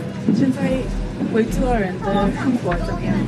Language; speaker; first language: Chinese; non-native, learner; English